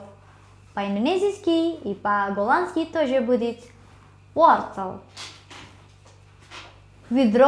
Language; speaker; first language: Russian; non-native, learner; Indonesian